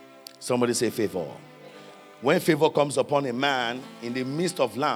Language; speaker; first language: English; non-native, local second language; Yoruba